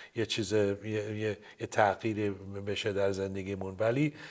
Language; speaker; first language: Persian; early bilingual, heritage; Persian